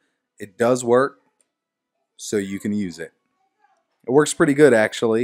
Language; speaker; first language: English; native; English